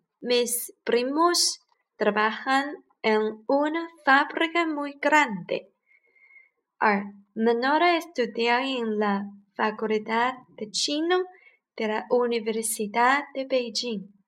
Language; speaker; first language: Spanish; non-native, learner; Chinese